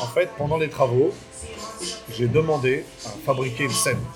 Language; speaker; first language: French; native; French